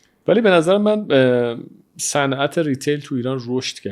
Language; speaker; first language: Persian; native; Persian